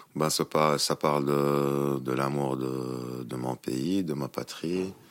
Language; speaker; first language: French; non-native, local second language; Arabic